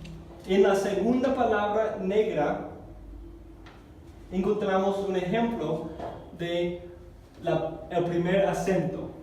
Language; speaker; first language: Spanish; non-native, fluent; English